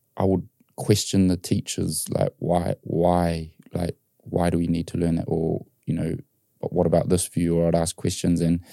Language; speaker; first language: English; native; English